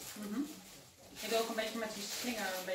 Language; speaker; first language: Dutch; native; Dutch